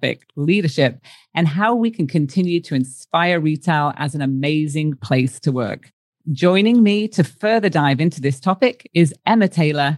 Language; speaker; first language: English; native; English